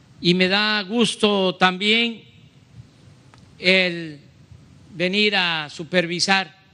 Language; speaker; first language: Spanish; native; Spanish